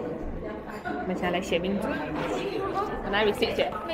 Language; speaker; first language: Chinese; native; Chinese